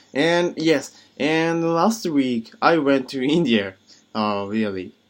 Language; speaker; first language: English; non-native, learner; Japanese